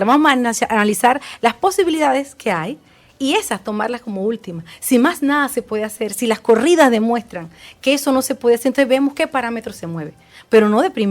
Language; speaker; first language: Spanish; native; Spanish